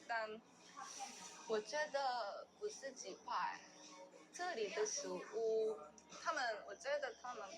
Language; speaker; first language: Chinese; non-native, learner; Korean